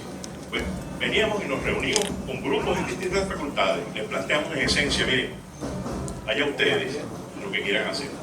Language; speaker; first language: Spanish; native; Spanish